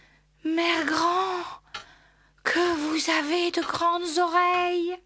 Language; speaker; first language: French; native; French